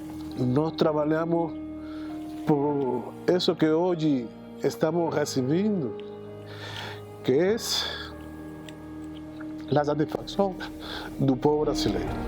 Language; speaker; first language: Portuguese; non-native, fluent; Spanish